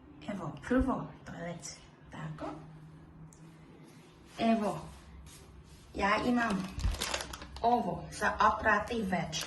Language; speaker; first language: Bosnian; early bilingual, heritage; Bosnian